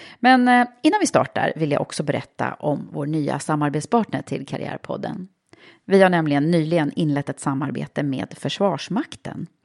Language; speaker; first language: Swedish; native; Swedish